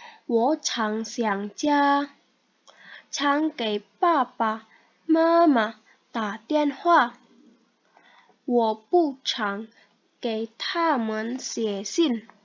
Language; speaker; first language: Chinese; non-native, learner; Indonesian